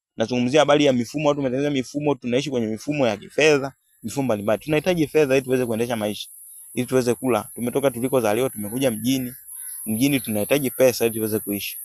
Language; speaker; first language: Swahili; native; Swahili